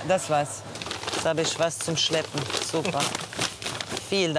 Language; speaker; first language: German; non-native, fluent; Croatian